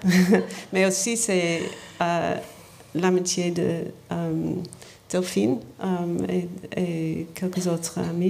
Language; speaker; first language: French; non-native, learner; English